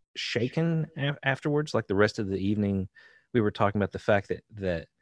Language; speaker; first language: English; native; English